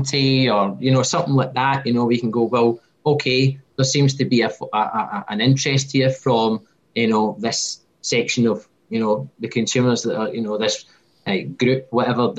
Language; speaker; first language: English; native; English